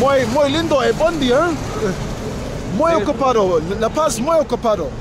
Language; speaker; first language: Spanish; non-native, learner; English